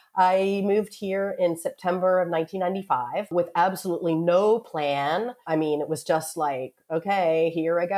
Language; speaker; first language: English; native; English